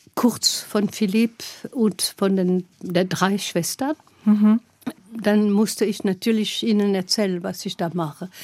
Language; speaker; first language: German; non-native, fluent; French